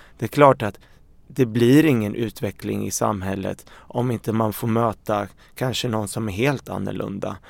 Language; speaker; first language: Swedish; early bilingual, other home language; Arabic